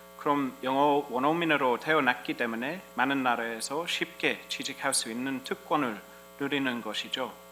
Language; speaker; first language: Korean; non-native, fluent; English